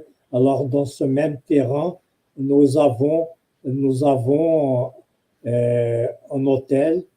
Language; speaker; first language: French; non-native, fluent; Portuguese